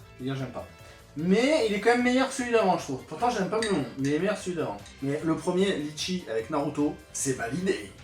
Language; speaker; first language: French; native; French